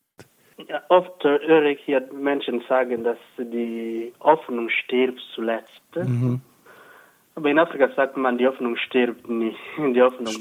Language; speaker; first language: German; non-native, fluent; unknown